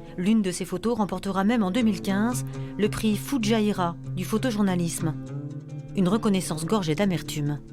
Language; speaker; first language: French; native; French